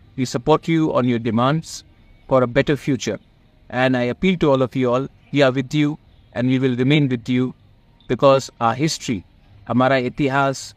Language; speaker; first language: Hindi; non-native, local second language; Kok Borok